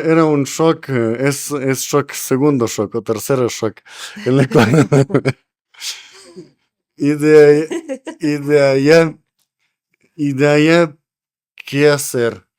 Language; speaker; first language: Spanish; non-native, learner; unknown